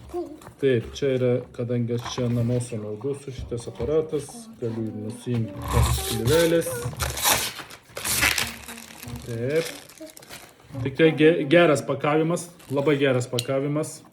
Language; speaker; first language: Lithuanian; non-native, learner; Turkish